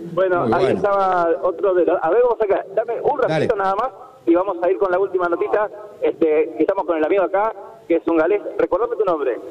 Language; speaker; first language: Spanish; native; Spanish